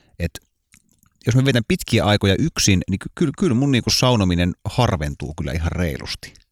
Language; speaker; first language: Finnish; native; Finnish